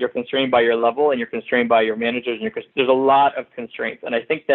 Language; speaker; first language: English; native; English